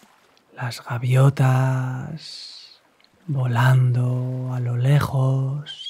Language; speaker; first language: Spanish; native; Spanish